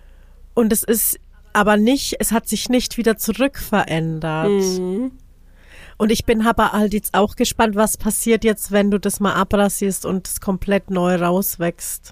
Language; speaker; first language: German; native; German